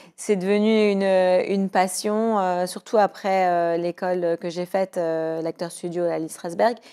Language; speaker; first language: French; native; French